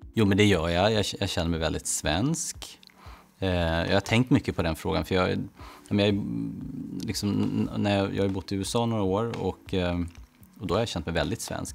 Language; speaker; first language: Swedish; native; Swedish